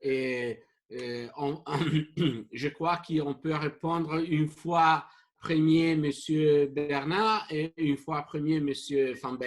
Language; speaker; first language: French; non-native, fluent; Italian